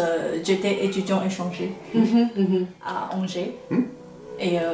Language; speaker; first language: French; non-native, fluent; Chinese